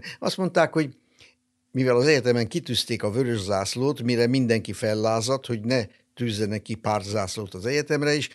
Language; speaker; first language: Hungarian; non-native, local second language; German